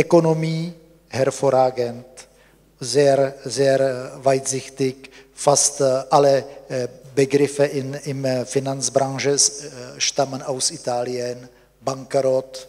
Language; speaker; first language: German; non-native, fluent; Czech